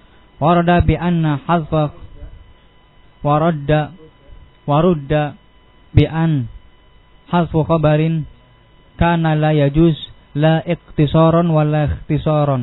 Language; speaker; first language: Arabic; non-native, learner; Indonesian